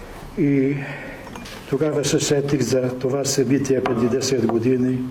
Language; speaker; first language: Bulgarian; non-native, fluent; Hungarian